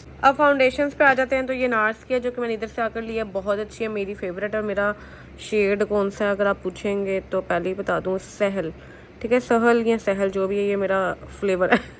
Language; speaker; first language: Urdu; native; Urdu